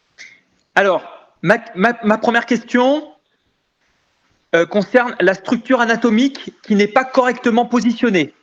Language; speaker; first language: French; native; French